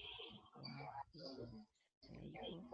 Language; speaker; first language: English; non-native, learner; Spanish